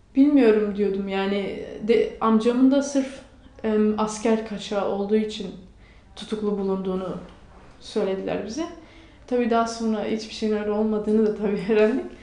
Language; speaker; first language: Turkish; non-native, local second language; Kurdish